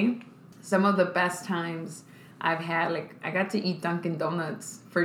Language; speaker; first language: English; early bilingual, other home language; Spanish